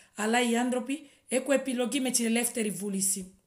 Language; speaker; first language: Greek; non-native, fluent; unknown